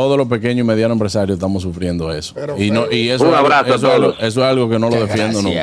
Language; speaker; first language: Spanish; native; Spanish